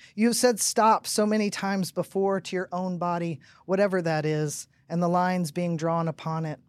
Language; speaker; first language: English; native; English